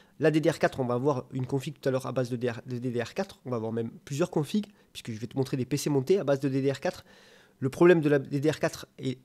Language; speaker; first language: French; native; French